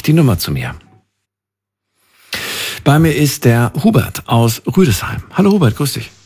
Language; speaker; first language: German; native; German